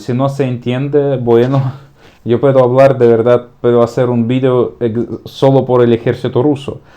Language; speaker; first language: Spanish; non-native, fluent; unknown